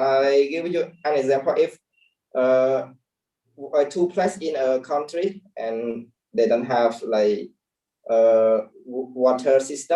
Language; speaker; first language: English; non-native, learner; Khmer